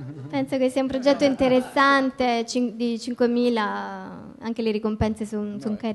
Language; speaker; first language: Italian; native; Italian